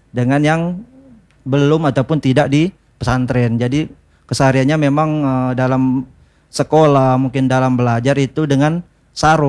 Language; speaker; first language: Indonesian; native; Indonesian